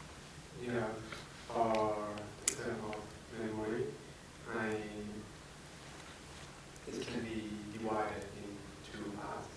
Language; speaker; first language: English; non-native, fluent; Thai